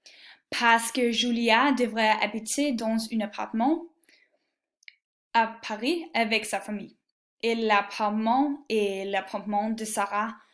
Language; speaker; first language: French; non-native, learner; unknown